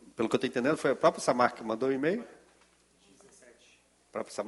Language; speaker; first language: Portuguese; native; Portuguese